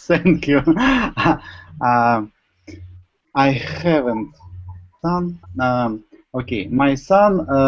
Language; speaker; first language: English; non-native, learner; Russian